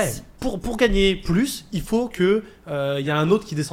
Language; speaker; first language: French; native; French